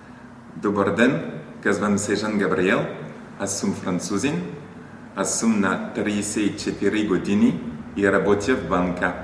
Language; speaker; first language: Bulgarian; non-native, learner; French